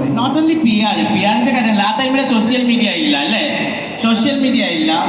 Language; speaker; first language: Malayalam; non-native, local second language; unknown